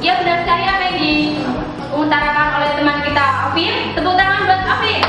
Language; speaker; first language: Indonesian; native; Indonesian